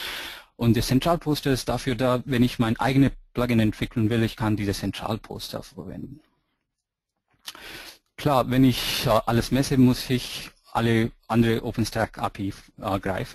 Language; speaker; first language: German; non-native, fluent; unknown